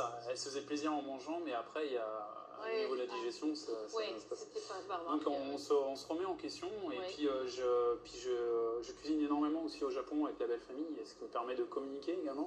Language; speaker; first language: French; native; French